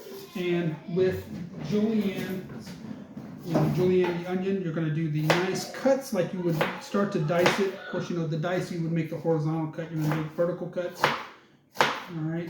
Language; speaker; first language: English; native; English